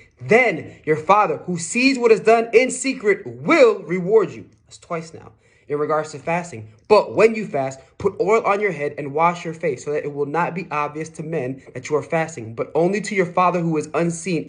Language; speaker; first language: English; native; English